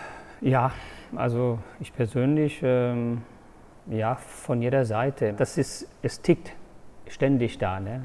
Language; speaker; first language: German; non-native, fluent; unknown